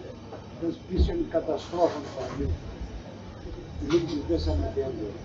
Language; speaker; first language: German; non-native, learner; Greek